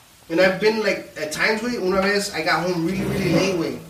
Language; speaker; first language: English; early bilingual, other home language; Spanish